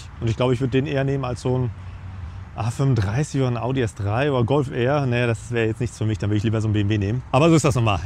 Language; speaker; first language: German; native; German